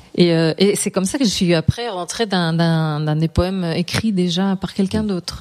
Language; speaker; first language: French; non-native, fluent; Spanish